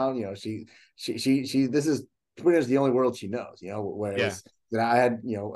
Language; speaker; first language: English; early bilingual, other home language; Spanish